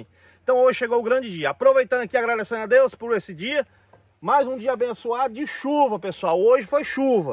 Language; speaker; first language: Portuguese; native; Portuguese